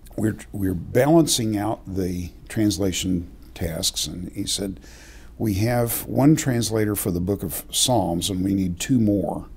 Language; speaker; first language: English; native; English